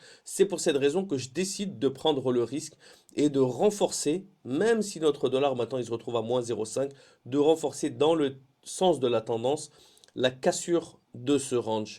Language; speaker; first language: French; native; French